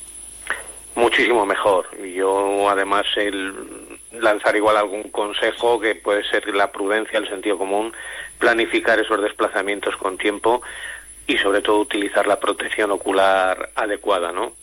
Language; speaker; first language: Spanish; native; Spanish